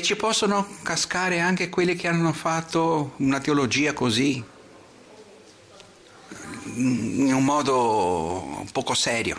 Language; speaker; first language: Italian; non-native, fluent; Portuguese